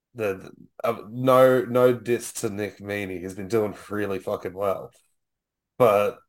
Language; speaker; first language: English; native; English